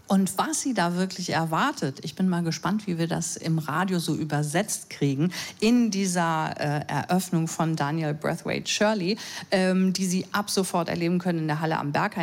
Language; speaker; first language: German; native; German